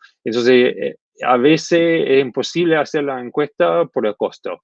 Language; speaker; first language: Spanish; non-native, fluent; English